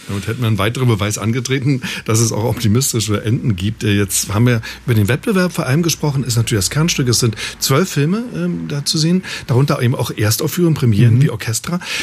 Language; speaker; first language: German; native; German